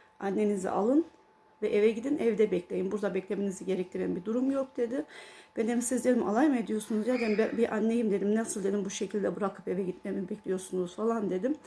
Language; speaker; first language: Turkish; early bilingual, heritage; Turkish